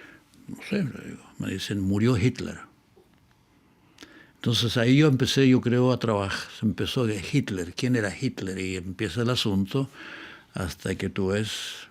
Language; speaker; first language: Spanish; native; Spanish